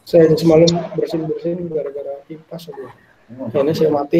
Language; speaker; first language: Indonesian; native; Indonesian